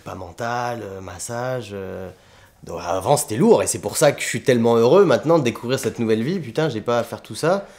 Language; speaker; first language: French; native; French